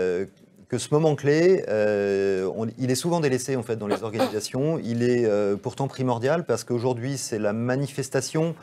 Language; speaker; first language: French; native; French